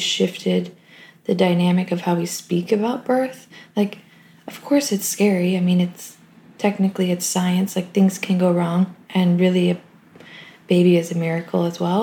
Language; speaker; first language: English; native; English